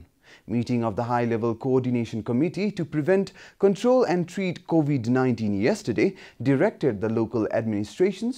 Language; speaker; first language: English; non-native, fluent; Nepali